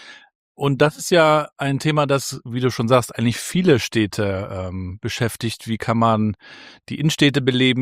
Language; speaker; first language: German; native; German